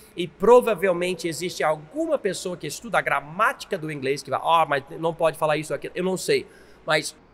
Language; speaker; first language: Portuguese; non-native, fluent; English